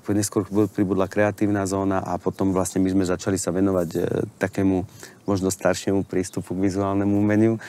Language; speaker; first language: Slovak; native; Slovak